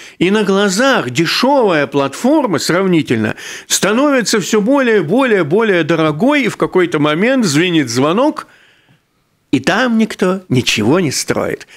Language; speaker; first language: Russian; native; Russian